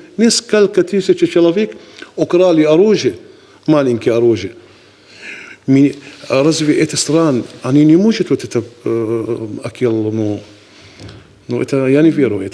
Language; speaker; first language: Russian; non-native, learner; Arabic